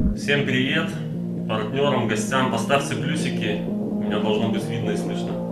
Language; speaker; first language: Russian; native; Russian